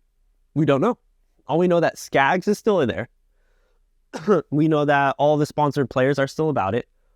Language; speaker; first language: English; native; English